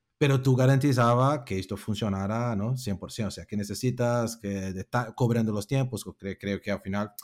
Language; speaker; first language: Spanish; non-native, fluent; Portuguese